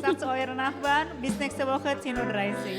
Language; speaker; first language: German; non-native, fluent; Indonesian